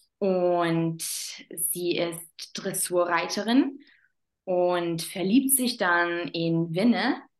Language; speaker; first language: German; non-native, fluent; Spanish